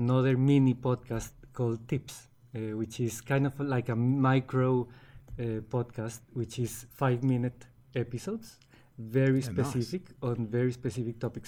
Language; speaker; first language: English; non-native, fluent; Spanish